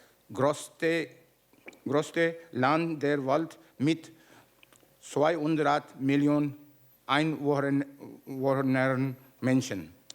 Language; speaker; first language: German; non-native, learner; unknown